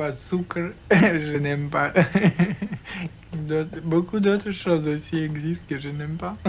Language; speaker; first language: French; non-native, learner; Russian